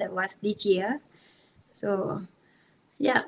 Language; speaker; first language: English; non-native, learner; Thai